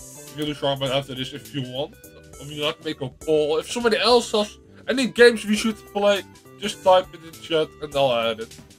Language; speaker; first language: English; non-native, fluent; Dutch